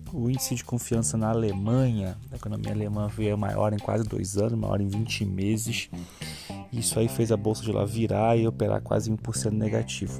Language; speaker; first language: Portuguese; native; Portuguese